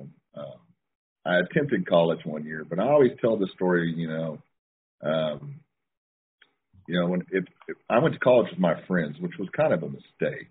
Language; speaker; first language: English; native; English